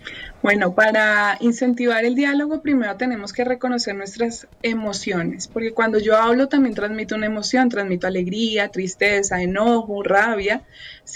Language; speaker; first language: Spanish; native; Spanish